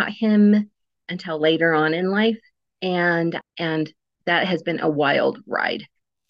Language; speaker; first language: English; native; English